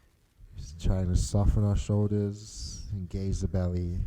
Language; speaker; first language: English; native; English